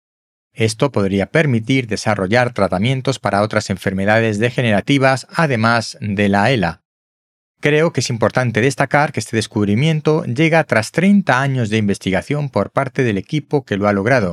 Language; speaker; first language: Spanish; native; Spanish